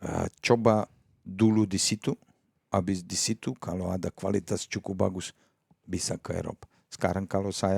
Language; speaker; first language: Indonesian; non-native, fluent; Serbian